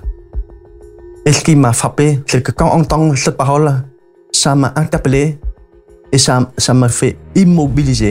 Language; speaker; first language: French; non-native, fluent; Khmer